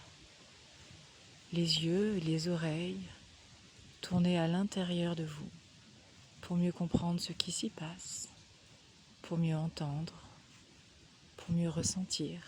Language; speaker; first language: French; native; French